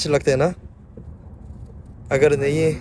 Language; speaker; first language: Hindi; non-native, learner; Korean